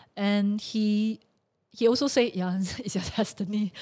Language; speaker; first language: English; non-native, local second language; Chinese